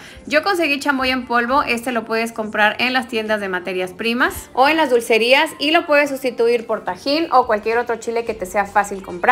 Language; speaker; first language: Spanish; native; Spanish